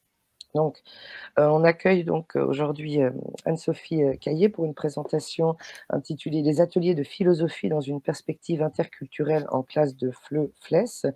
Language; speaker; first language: French; native; French